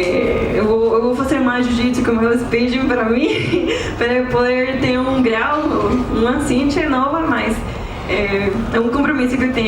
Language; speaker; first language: Portuguese; non-native, learner; Spanish